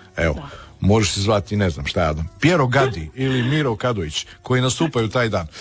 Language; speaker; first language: Croatian; native; Croatian